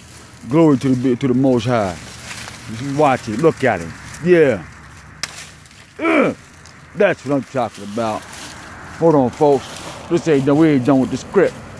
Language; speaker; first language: English; native; English